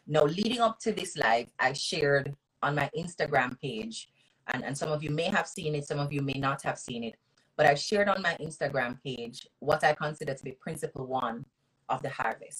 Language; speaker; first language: English; non-native, local second language; Jamaican Creole English